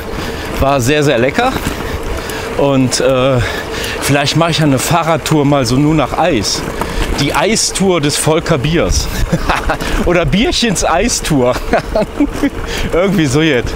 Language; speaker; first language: German; native; German